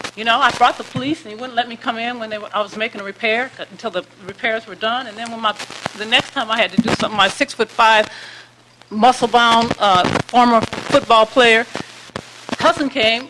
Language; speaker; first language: English; native; English